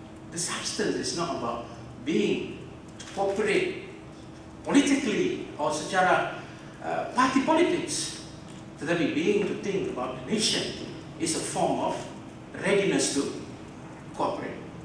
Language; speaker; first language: English; non-native, local second language; Malay